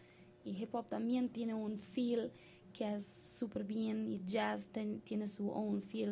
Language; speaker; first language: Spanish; non-native, learner; English